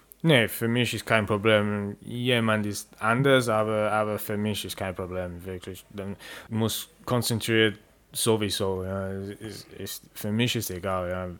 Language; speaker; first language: German; non-native, learner; English